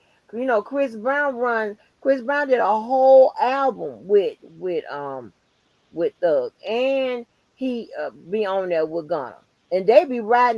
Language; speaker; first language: English; native; English